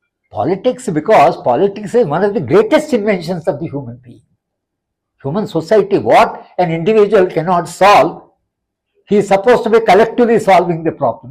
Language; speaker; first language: English; non-native, local second language; Telugu